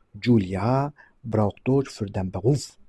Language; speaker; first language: German; non-native, fluent; Turkish